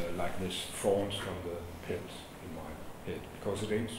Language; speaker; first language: English; non-native, fluent; Danish